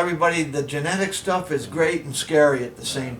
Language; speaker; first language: English; native; English